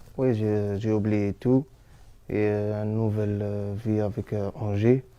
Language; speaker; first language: French; non-native, learner; Arabic